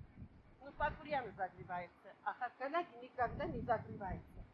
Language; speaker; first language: Russian; non-native, local second language; Armenian